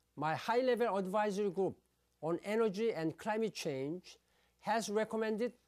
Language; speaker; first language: English; non-native, fluent; Korean